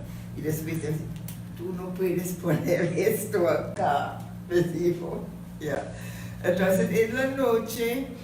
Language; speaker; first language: Spanish; non-native, fluent; English